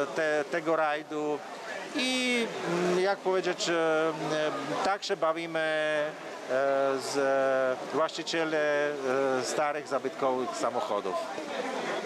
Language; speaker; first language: Polish; non-native, learner; Slovak